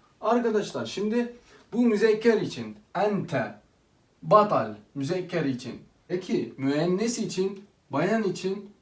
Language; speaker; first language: Turkish; non-native, fluent; Arabic